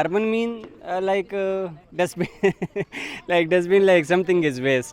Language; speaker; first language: English; non-native, local second language; Filipino